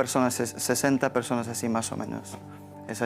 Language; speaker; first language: Spanish; non-native, learner; Ukrainian